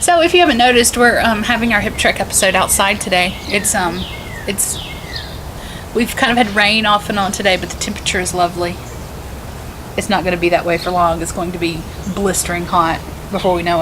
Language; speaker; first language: English; native; English